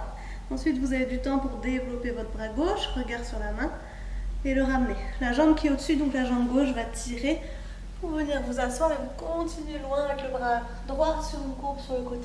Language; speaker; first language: French; native; French